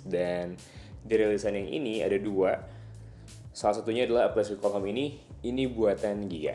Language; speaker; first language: Indonesian; native; Indonesian